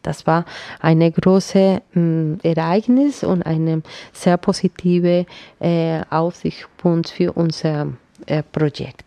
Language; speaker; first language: German; non-native, fluent; Spanish